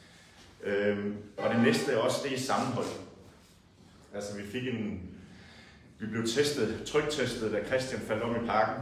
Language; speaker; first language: Danish; native; Danish